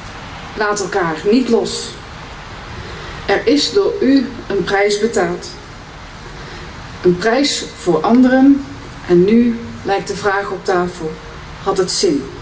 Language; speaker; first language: Dutch; native; Dutch